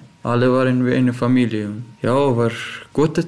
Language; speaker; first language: German; non-native, learner; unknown